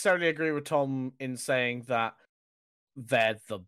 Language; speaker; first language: English; native; English